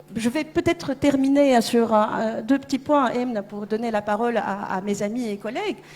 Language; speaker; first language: French; non-native, local second language; Arabic